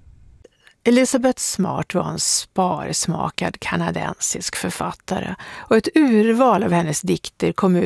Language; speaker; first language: Swedish; native; Swedish